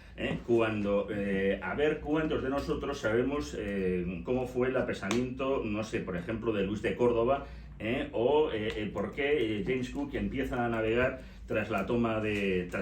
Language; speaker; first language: Spanish; native; Spanish